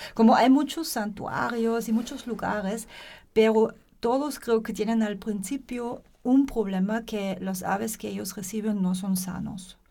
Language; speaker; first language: Spanish; non-native, fluent; German